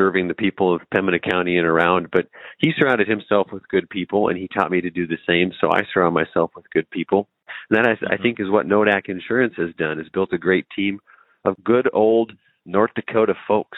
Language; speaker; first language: English; native; English